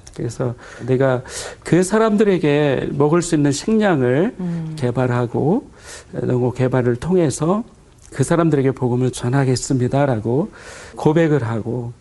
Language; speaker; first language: Korean; native; Korean